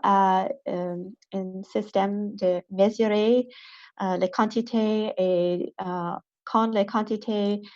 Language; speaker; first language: French; non-native, local second language; English